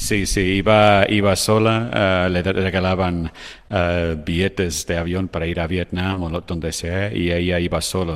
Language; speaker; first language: Spanish; non-native, fluent; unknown